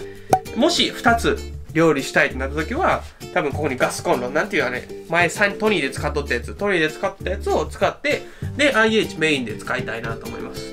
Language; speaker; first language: Japanese; native; Japanese